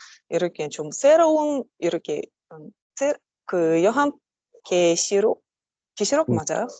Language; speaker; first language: Korean; non-native, learner; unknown